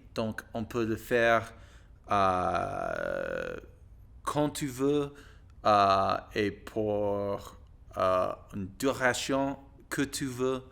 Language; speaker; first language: French; non-native, learner; English